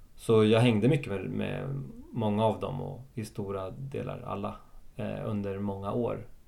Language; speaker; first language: Swedish; early bilingual, other home language; Spanish